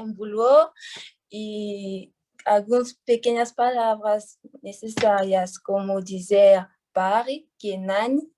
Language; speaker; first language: Portuguese; non-native, fluent; French